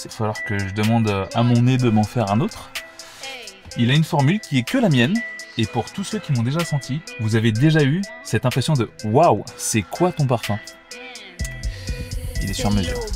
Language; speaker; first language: French; native; French